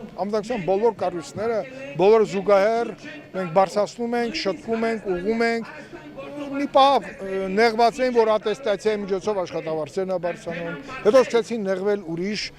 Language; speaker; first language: Armenian; native; Armenian